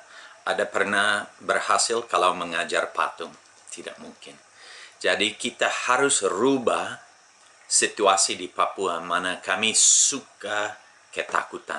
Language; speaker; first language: Indonesian; non-native, fluent; English